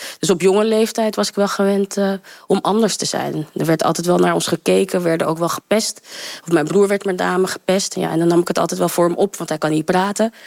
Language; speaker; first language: Dutch; early bilingual, other home language; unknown